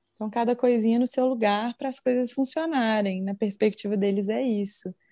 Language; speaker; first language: Portuguese; native; Portuguese